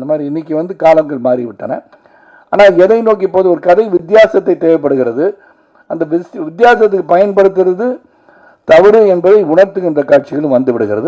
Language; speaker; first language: Tamil; native; Tamil